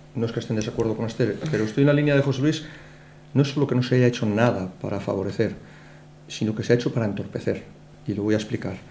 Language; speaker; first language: Spanish; native; Spanish